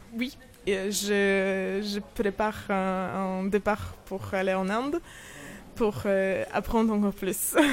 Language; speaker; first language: French; non-native, fluent; Polish